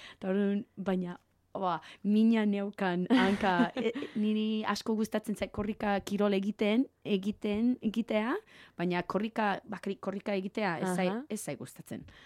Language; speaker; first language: Basque; non-native, learner; English